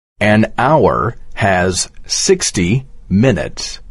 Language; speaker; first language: English; non-native, fluent; Persian